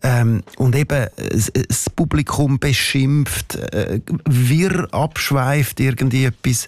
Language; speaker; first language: German; native; German